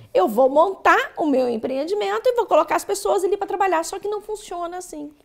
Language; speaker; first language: Portuguese; native; Portuguese